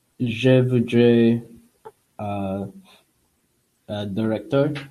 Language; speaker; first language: French; non-native, learner; English